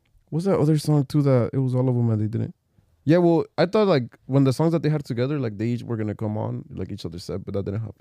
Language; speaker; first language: English; early bilingual, other home language; Spanish